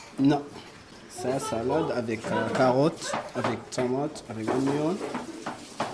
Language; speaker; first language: French; non-native, learner; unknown